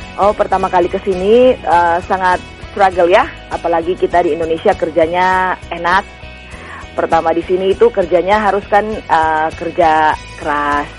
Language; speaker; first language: Indonesian; native; Indonesian